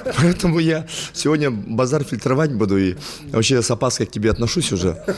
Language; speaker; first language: Russian; non-native, local second language; Yakut